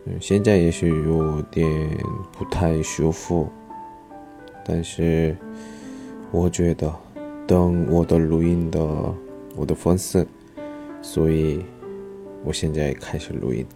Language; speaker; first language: Chinese; non-native, learner; Korean